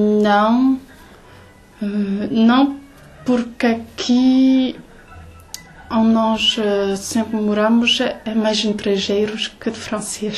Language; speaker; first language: Portuguese; early bilingual, heritage; Portuguese